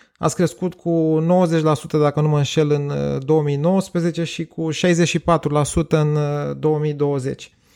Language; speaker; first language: Romanian; native; Romanian